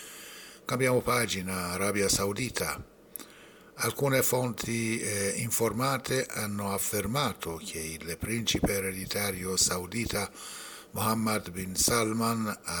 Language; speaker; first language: Italian; non-native, fluent; Persian